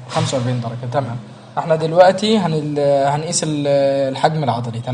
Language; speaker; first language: Arabic; native; Arabic